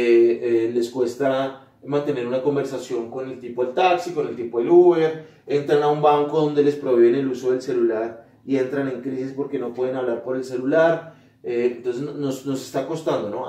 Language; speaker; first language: Spanish; native; Spanish